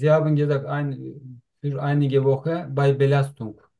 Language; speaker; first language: German; non-native, fluent; Turkish